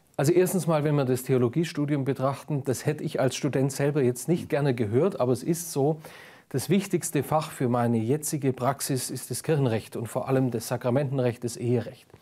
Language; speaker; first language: German; native; German